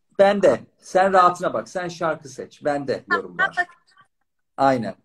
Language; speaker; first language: Turkish; native; Turkish